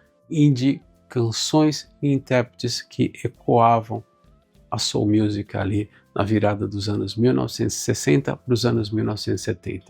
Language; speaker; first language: Portuguese; native; Portuguese